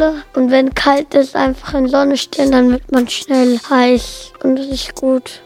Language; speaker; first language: German; non-native, local second language; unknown